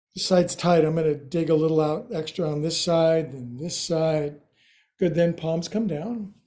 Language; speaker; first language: English; native; English